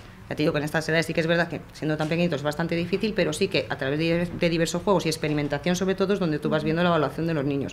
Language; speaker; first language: Spanish; native; Spanish